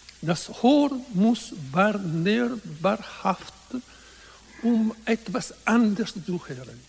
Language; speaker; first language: German; non-native, learner; Italian